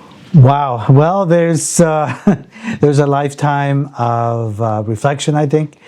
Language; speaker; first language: English; early bilingual, other home language; Spanish